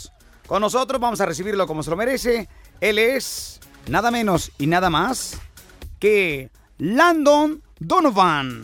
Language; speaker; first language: Spanish; native; Spanish